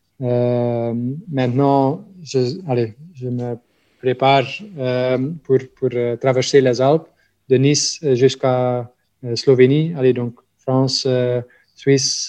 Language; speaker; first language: French; non-native, local second language; Dutch